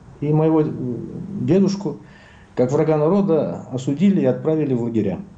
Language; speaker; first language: Russian; non-native, local second language; Kazakh